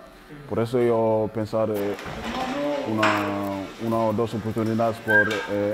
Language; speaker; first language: Spanish; non-native, learner; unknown